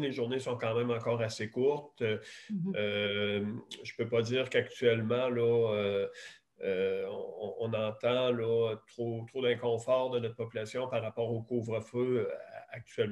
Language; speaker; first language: French; native; French